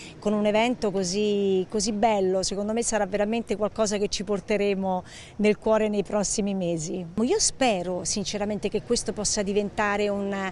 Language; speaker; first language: Italian; native; Italian